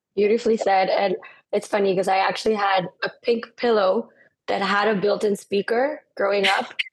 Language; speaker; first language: English; non-native, fluent; Spanish